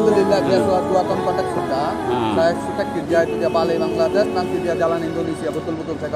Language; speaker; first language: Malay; non-native, learner; Bangla